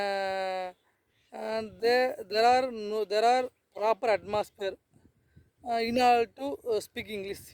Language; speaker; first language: English; non-native, learner; Tamil